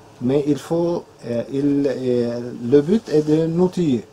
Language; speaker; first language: French; non-native, fluent; Arabic